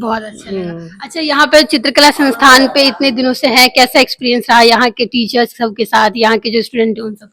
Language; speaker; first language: Hindi; native; Hindi